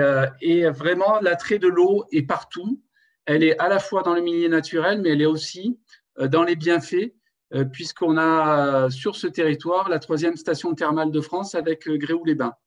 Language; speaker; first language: French; native; French